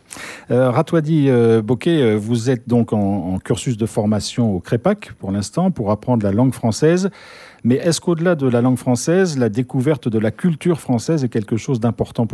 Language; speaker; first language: French; native; French